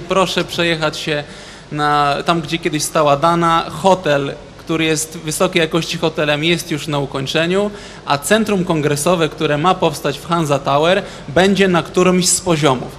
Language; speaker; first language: Polish; native; Polish